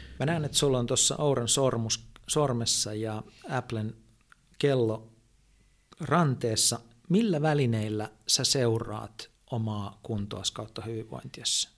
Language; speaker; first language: Finnish; native; Finnish